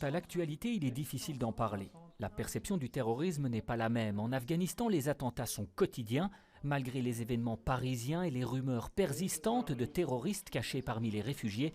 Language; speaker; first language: French; native; French